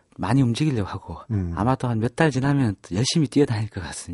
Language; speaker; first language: Korean; native; Korean